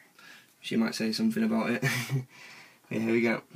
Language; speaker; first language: English; native; English